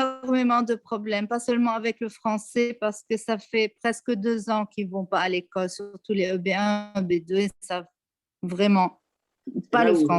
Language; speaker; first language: French; non-native, local second language; Arabic